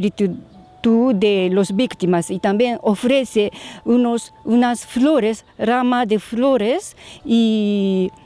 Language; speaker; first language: Spanish; non-native, learner; Japanese